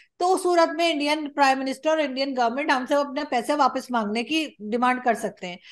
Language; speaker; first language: Urdu; native; Urdu